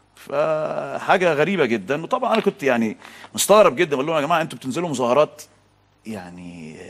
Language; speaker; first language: Arabic; native; Arabic